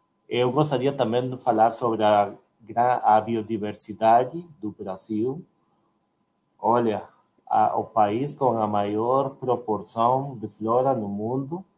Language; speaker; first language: Portuguese; non-native, learner; Spanish